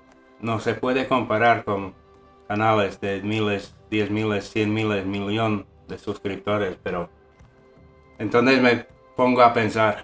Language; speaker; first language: Spanish; non-native, fluent; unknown